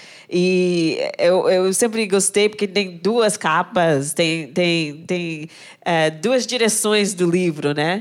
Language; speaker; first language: Portuguese; non-native, fluent; English